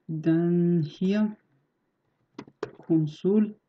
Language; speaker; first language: German; non-native, learner; Persian